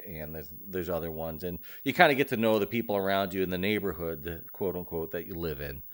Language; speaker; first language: English; native; English